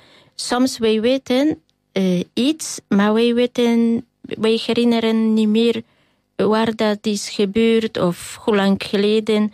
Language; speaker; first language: Dutch; non-native, learner; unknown